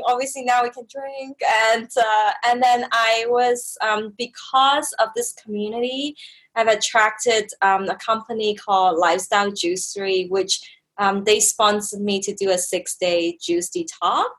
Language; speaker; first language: English; native; English